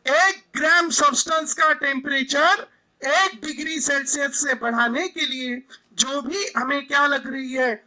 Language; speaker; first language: Hindi; non-native, local second language; Marathi